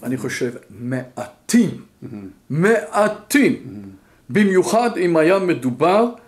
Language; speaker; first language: Hebrew; non-native, fluent; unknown